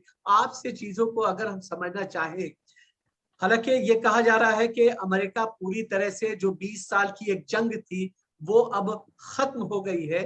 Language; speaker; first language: Hindi; native; Hindi